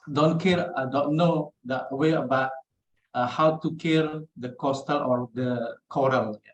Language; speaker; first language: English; non-native, local second language; Indonesian